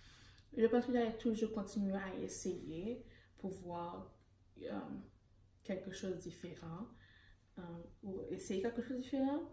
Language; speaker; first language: French; early bilingual, heritage; Haitian Creole